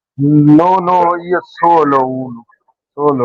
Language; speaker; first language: Italian; non-native, learner; Urdu